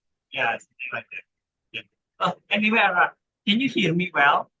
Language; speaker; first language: English; non-native, learner; Indonesian